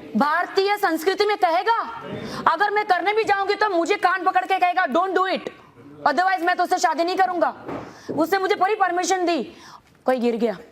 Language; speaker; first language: Hindi; native; Hindi